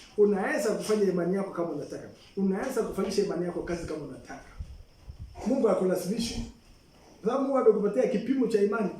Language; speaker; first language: Swahili; non-native, local second language; Masai